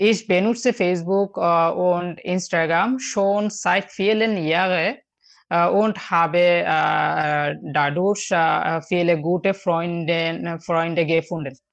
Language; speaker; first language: German; non-native, learner; Bangla